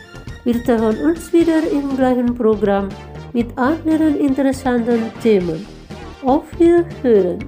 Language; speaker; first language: German; non-native, fluent; Indonesian